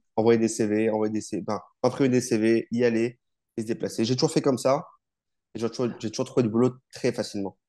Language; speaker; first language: French; native; French